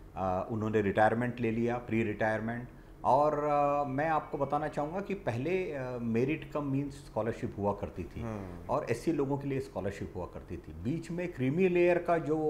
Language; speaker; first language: Hindi; non-native, local second language; Marathi